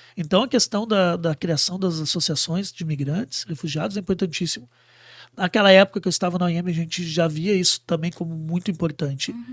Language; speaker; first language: Portuguese; native; Portuguese